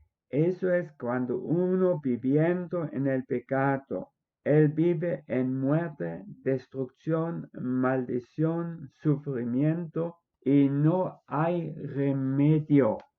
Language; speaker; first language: Spanish; non-native, fluent; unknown